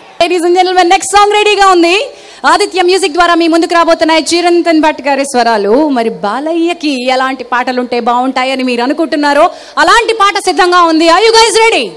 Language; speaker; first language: Telugu; native; Telugu